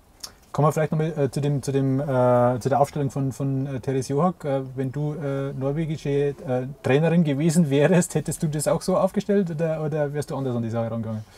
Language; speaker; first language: German; native; German